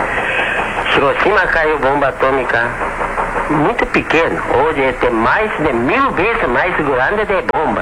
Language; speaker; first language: Portuguese; non-native, learner; Japanese